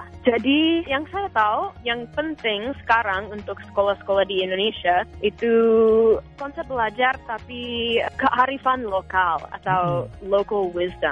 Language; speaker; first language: Indonesian; non-native, fluent; English